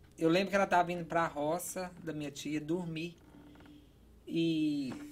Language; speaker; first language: Portuguese; native; Portuguese